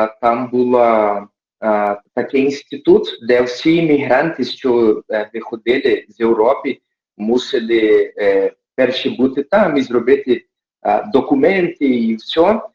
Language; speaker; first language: Ukrainian; early bilingual, heritage; Portuguese